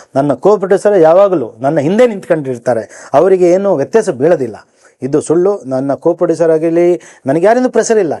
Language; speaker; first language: Kannada; native; Kannada